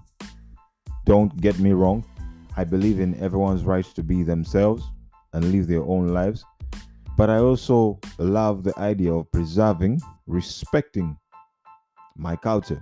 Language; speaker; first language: English; non-native, local second language; Ganda